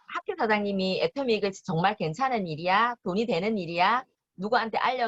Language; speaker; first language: Korean; native; Korean